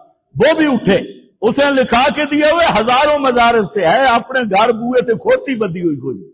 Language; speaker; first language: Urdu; non-native, local second language; Punjabi